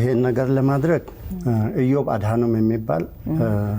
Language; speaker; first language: Amharic; native; Amharic